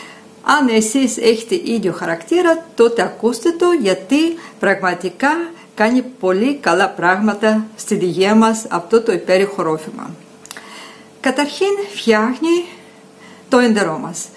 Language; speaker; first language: Greek; non-native, fluent; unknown